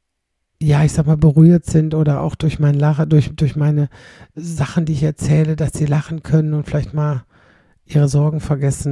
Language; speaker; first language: German; native; German